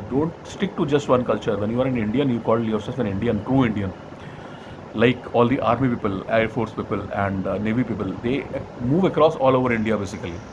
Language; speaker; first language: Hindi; non-native, local second language; Bangla